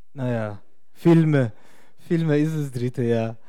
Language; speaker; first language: German; non-native, fluent; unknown